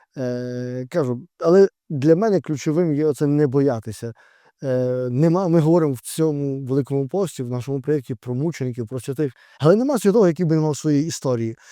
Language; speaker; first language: Ukrainian; native; Ukrainian